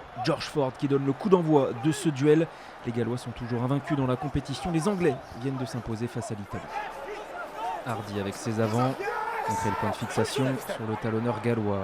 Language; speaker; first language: French; native; French